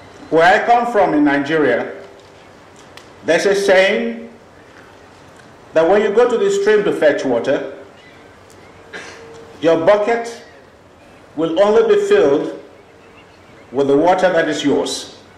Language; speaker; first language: English; non-native, local second language; Igbo